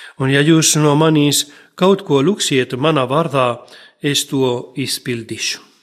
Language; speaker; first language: Latvian; non-native, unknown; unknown